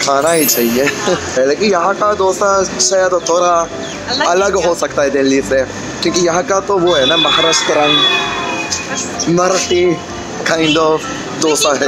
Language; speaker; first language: Hindi; non-native, fluent; Japanese